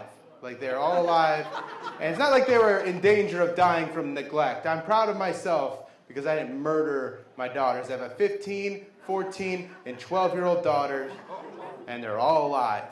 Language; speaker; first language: English; native; English